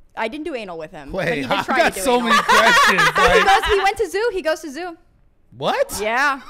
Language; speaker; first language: English; native; English